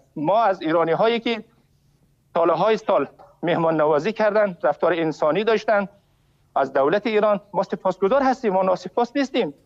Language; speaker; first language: Persian; native; Persian